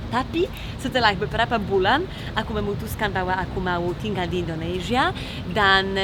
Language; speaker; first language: Indonesian; non-native, fluent; Polish